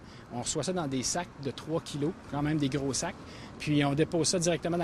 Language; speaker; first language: French; native; French